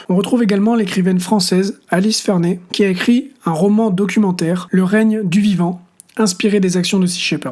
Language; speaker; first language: French; native; French